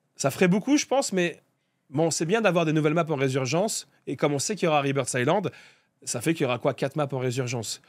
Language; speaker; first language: French; native; French